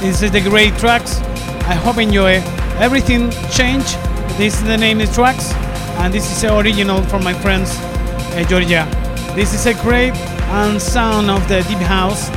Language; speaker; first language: English; non-native, learner; Spanish